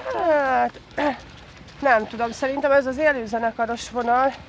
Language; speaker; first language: Hungarian; early bilingual, other home language; Russian